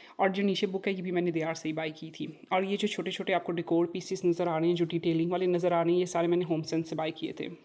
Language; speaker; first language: Urdu; non-native, local second language; Punjabi